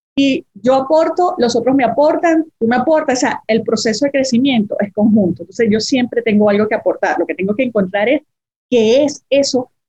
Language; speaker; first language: Spanish; native; Spanish